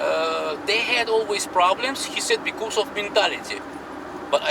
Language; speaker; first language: English; non-native, fluent; Russian